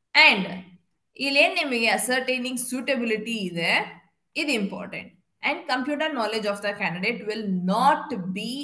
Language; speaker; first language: English; non-native, local second language; Kannada